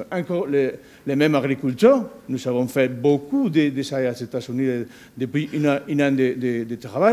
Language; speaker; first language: French; non-native, learner; Spanish